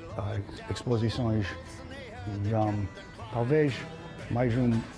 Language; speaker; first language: Portuguese; non-native, learner; English